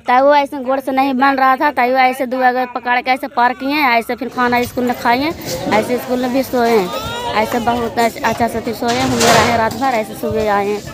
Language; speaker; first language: Hindi; native; Hindi